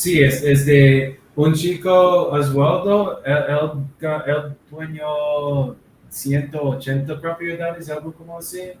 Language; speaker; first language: Spanish; non-native, learner; English